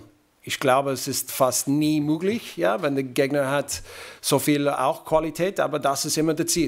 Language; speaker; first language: German; non-native, fluent; English